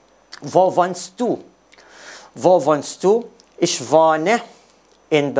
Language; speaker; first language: German; non-native, fluent; Arabic